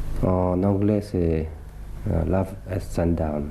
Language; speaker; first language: French; early bilingual, other home language; Thai